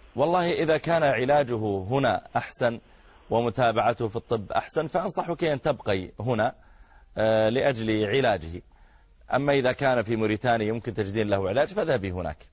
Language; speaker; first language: Arabic; native; Arabic